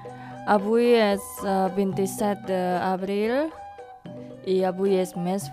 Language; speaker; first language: Catalan; non-native, learner; Indonesian